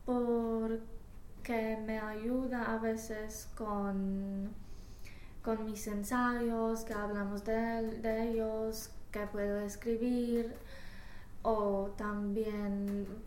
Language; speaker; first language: Spanish; non-native, fluent; English